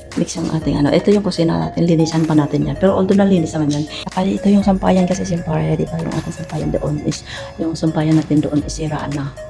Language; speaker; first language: Filipino; non-native, local second language; Cebuano